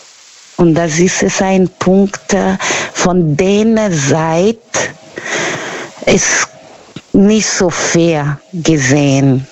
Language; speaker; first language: German; non-native, learner; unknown